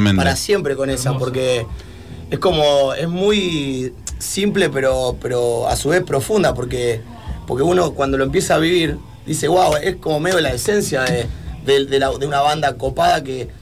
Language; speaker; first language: Spanish; native; Spanish